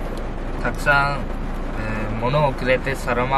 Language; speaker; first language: Japanese; early bilingual, other home language; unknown